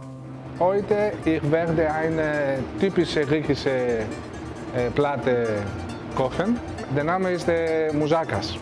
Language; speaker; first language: German; non-native, learner; Greek